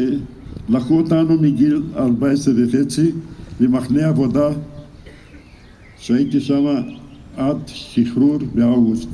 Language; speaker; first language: Hebrew; non-native, fluent; Romanian